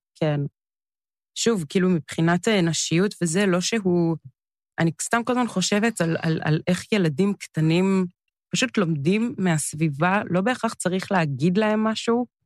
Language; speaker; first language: Hebrew; early bilingual, other home language; English